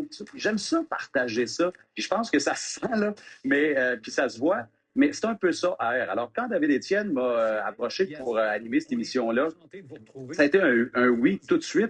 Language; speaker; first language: French; native; French